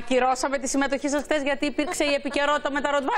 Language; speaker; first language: Greek; native; Greek